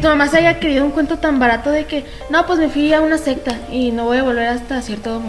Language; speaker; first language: Spanish; native; Spanish